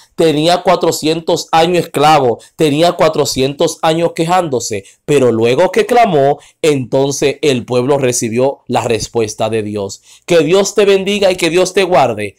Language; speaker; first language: Spanish; non-native, fluent; Haitian Creole